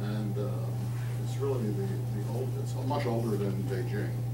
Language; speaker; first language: English; native; English